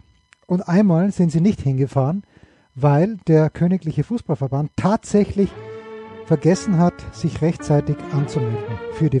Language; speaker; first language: German; native; German